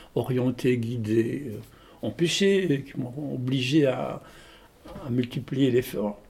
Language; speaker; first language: French; non-native, local second language; Arabic